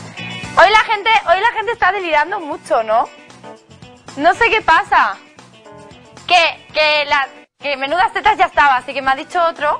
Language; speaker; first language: Spanish; native; Spanish